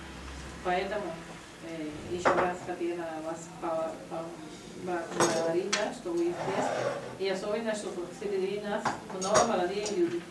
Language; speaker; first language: Russian; non-native, learner; Spanish